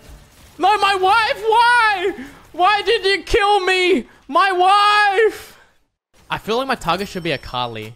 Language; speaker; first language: English; native; English